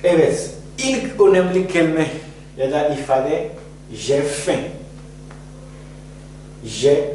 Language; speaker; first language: Turkish; non-native, fluent; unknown